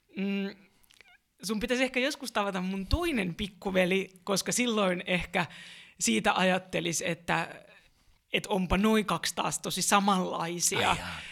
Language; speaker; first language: Finnish; native; Finnish